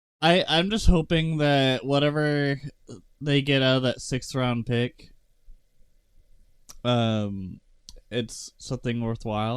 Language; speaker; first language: English; native; English